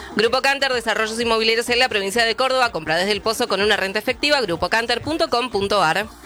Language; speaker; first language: Spanish; native; Spanish